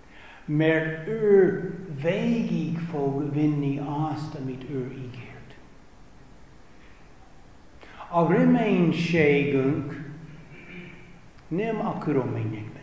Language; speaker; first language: Hungarian; non-native, fluent; English